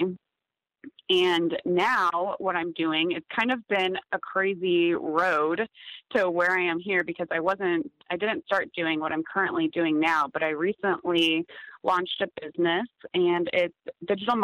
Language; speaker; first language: English; native; English